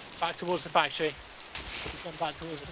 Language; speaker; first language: English; native; English